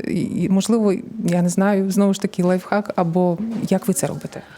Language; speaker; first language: Ukrainian; native; Ukrainian